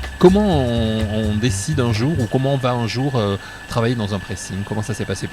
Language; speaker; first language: French; native; French